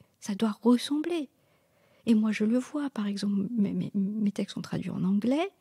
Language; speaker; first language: French; non-native, local second language; Morisyen